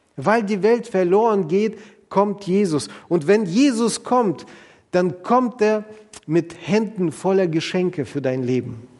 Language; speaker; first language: German; non-native, fluent; Russian